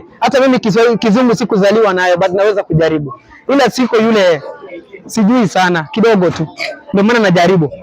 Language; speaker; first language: Swahili; non-native, fluent; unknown